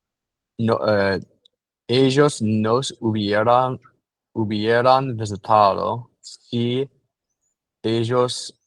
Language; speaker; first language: Spanish; non-native, learner; English